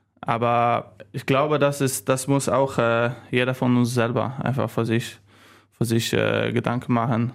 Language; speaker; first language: German; non-native, learner; Polish